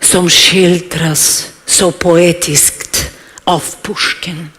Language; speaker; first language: Swedish; non-native, learner; Ukrainian